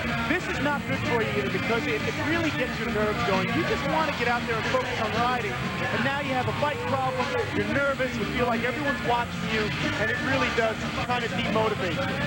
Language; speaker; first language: English; native; English